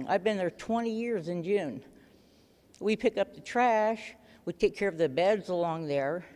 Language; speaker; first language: English; native; English